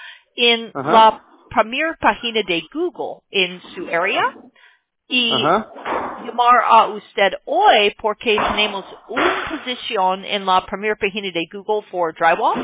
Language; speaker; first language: Spanish; non-native, learner; English